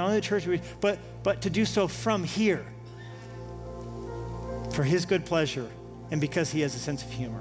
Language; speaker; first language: English; native; English